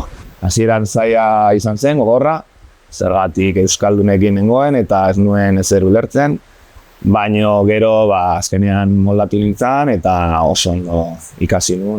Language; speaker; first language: Basque; non-native, local second language; Spanish